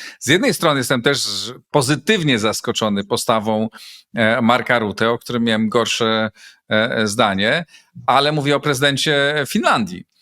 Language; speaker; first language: Polish; native; Polish